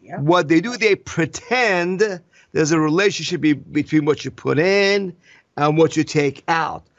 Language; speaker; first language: English; non-native, fluent; Persian